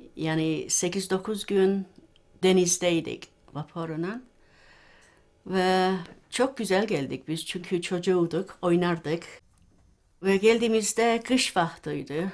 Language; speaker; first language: Turkish; early bilingual, heritage; Turkish